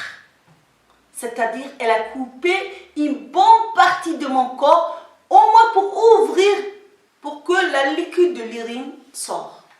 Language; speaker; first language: French; non-native, local second language; Somali